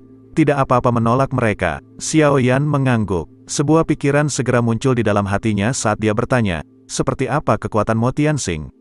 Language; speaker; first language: Indonesian; native; Indonesian